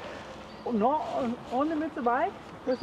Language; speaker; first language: English; non-native, learner; Norwegian